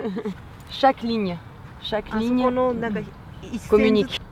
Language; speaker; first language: French; native; French